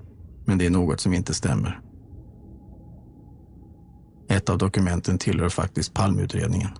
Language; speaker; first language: Swedish; native; Swedish